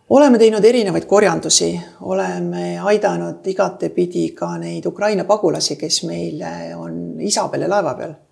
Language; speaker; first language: Estonian; native; Estonian